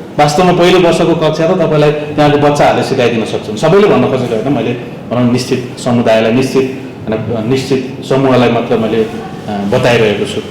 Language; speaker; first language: Nepali; native; Nepali